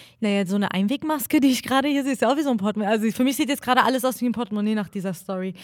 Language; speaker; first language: German; early bilingual, other home language; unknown